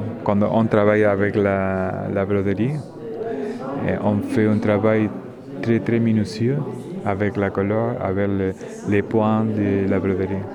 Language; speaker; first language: French; non-native, learner; Spanish